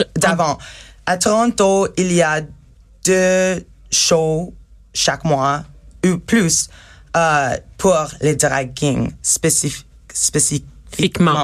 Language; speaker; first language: French; non-native, learner; English